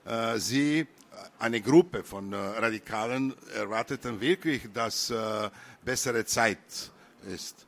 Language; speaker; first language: German; non-native, learner; Serbian